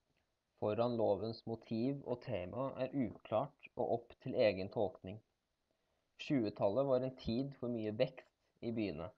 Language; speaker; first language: Norwegian; native; Norwegian